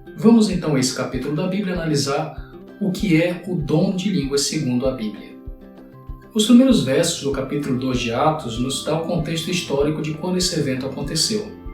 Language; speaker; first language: Portuguese; native; Portuguese